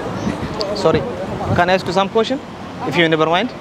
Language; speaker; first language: English; non-native, learner; Tigrinya